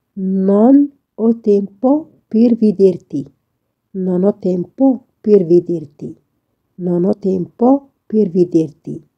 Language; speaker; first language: Italian; non-native, fluent; Arabic